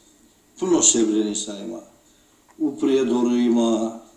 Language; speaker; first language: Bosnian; early bilingual, heritage; Turkish